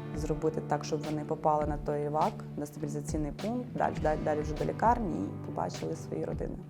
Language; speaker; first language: Ukrainian; native; Ukrainian